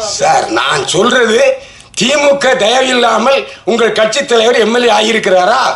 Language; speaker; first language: Tamil; native; Tamil